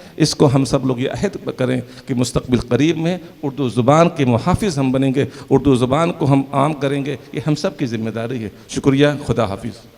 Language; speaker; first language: Urdu; native; Urdu